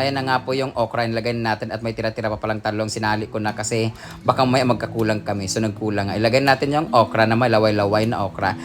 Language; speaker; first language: Filipino; non-native, local second language; Cebuano